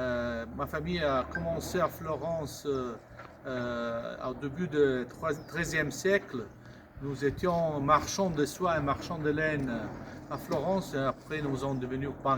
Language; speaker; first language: French; non-native, fluent; Italian